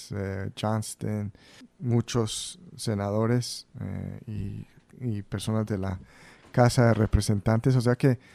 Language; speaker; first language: Spanish; early bilingual, heritage; Spanish